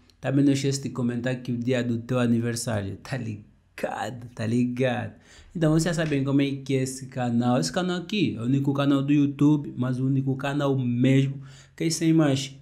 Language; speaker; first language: Portuguese; native; Portuguese